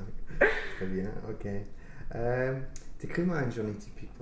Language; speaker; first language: French; non-native, fluent; English